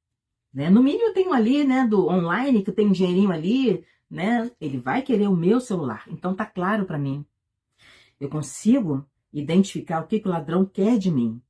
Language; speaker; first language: Portuguese; native; Portuguese